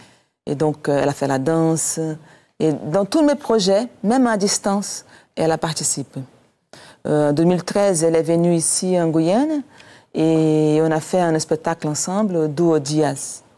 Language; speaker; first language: French; non-native, fluent; Portuguese